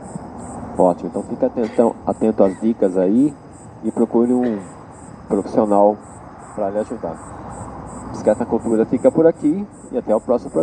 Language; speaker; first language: Portuguese; native; Portuguese